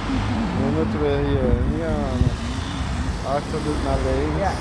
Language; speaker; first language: Dutch; native; Dutch